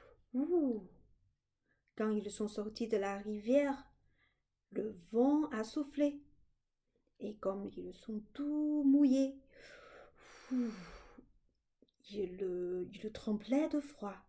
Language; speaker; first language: French; non-native, fluent; Chinese